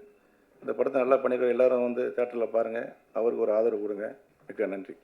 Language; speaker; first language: Tamil; native; Tamil